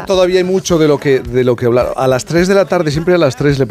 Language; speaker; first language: Spanish; native; Spanish